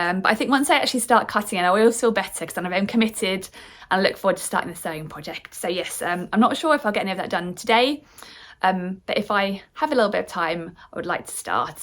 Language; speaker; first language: English; native; English